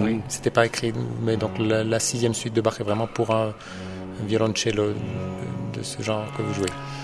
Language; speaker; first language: French; native; French